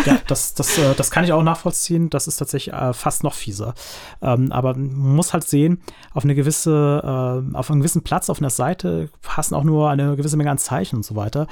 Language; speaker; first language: German; native; German